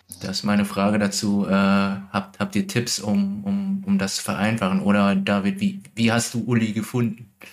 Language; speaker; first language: German; native; German